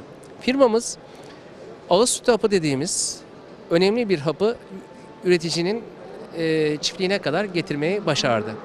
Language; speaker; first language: Turkish; native; Turkish